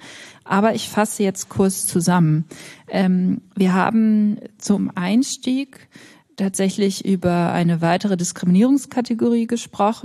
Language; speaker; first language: German; native; German